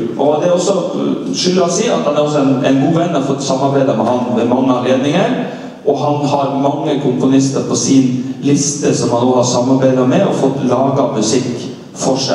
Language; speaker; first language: Norwegian; native; Norwegian